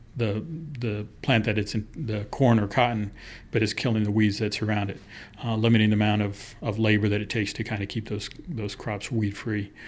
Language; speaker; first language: English; early bilingual, other home language; Spanish